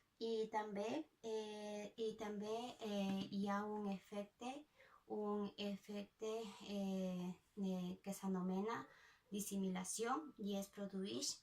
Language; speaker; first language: Catalan; non-native, local second language; Spanish